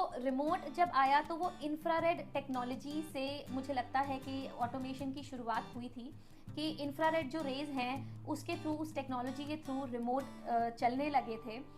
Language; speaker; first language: Hindi; native; Hindi